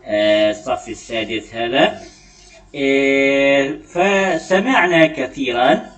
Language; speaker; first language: Arabic; non-native, fluent; Malay